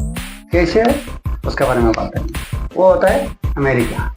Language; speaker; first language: Hindi; non-native, local second language; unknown